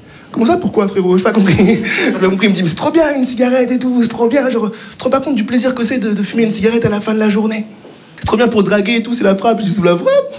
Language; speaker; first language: French; native; French